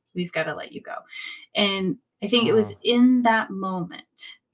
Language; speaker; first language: English; native; English